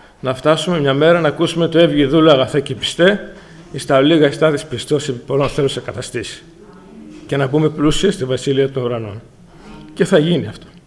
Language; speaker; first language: Greek; native; Greek